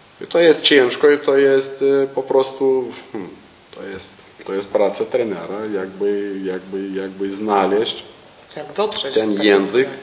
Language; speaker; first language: Polish; non-native, learner; Lithuanian